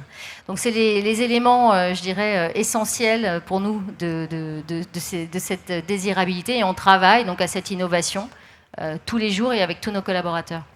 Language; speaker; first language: French; native; French